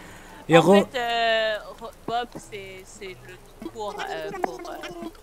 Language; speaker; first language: French; non-native, fluent; English